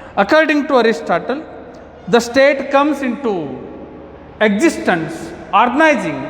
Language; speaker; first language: English; non-native, local second language; Kannada